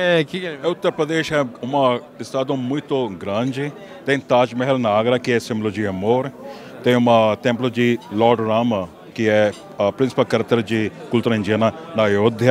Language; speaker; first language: Portuguese; non-native, fluent; Hindi